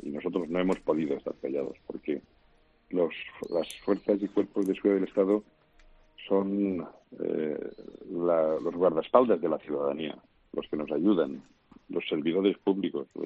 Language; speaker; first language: Spanish; non-native, local second language; Catalan